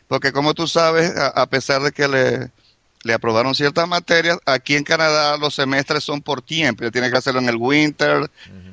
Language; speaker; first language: Spanish; native; Spanish